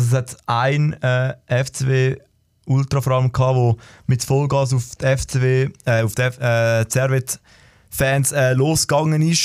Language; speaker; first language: German; native; German